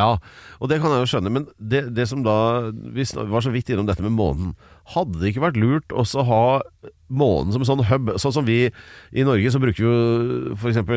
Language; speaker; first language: Norwegian; native; Norwegian